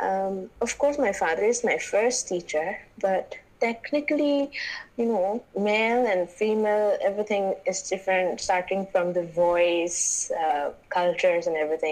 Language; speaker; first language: English; non-native, local second language; Manipuri